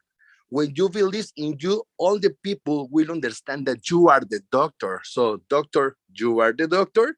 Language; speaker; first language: English; non-native, learner; Spanish